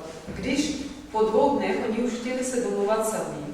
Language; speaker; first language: Czech; non-native, fluent; Russian